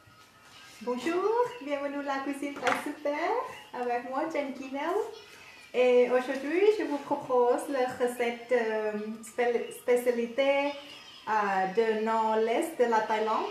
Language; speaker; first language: French; non-native, learner; Thai